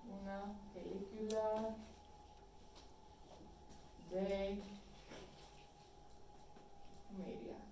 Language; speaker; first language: Spanish; non-native, fluent; English